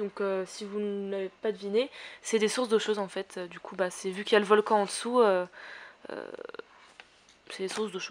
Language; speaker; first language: French; native; French